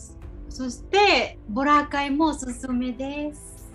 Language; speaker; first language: Japanese; non-native, local second language; Filipino